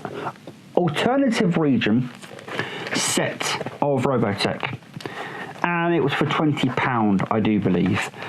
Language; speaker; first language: English; native; English